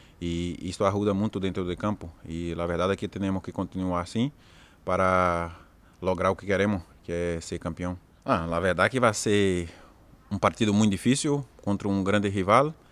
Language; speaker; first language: Portuguese; native; Portuguese